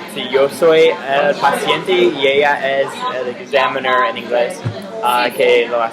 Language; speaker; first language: Spanish; non-native, fluent; English